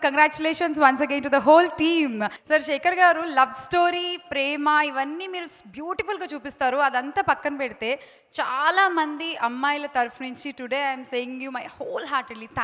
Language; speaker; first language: Telugu; native; Telugu